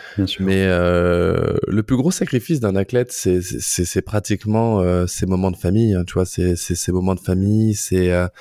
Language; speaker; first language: French; native; French